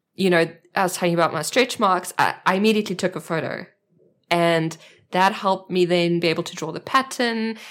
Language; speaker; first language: English; native; English